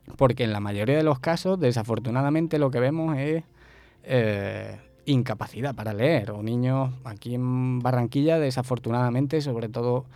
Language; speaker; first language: Spanish; native; Spanish